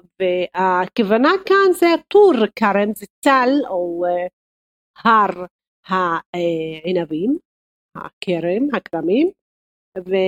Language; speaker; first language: Hebrew; non-native, local second language; Arabic